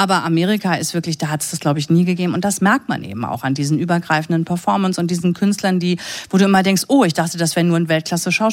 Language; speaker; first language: German; native; German